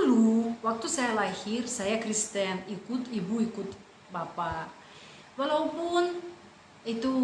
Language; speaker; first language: Indonesian; non-native, fluent; Russian